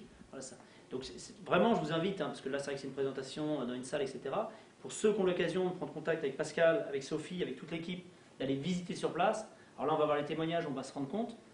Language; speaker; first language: French; native; French